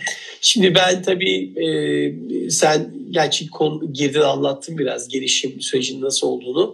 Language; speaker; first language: Turkish; native; Turkish